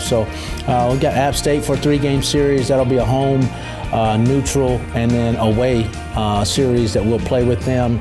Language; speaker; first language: English; native; English